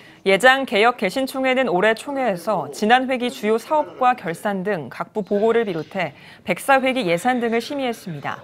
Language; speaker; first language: Korean; native; Korean